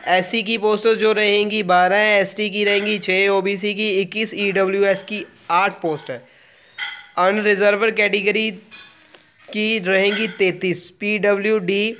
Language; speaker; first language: Hindi; non-native, local second language; Punjabi